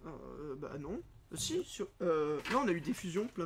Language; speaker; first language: French; native; French